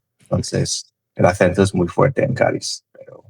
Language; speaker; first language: Spanish; non-native, fluent; English